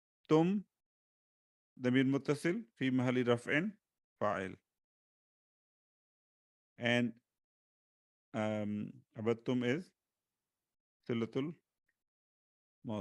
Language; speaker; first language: Arabic; non-native, fluent; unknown